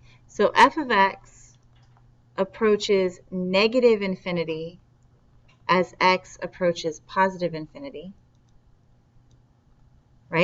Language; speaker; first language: English; native; English